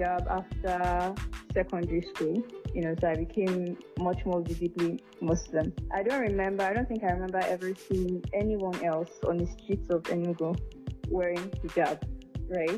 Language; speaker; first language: English; non-native, local second language; Yoruba